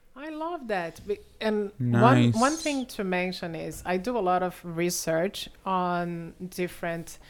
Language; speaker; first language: English; non-native, fluent; Portuguese